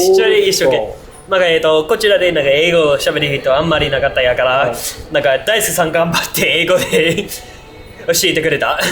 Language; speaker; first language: Japanese; non-native, learner; English